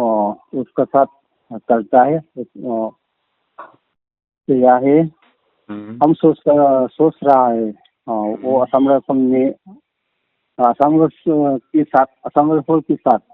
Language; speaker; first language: Hindi; non-native, local second language; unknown